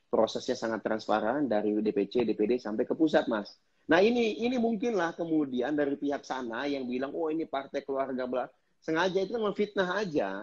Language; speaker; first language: Indonesian; native; Indonesian